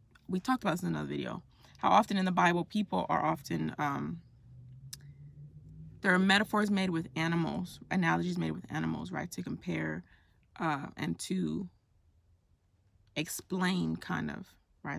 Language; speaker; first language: English; native; English